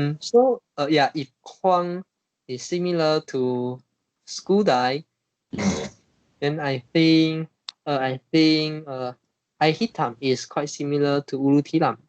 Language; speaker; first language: English; non-native, learner; Chinese